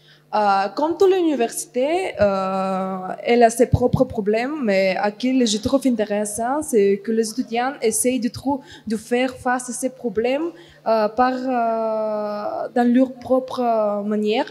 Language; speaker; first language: French; non-native, fluent; Bulgarian